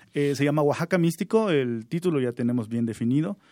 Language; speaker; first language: Spanish; non-native, local second language; Zapotec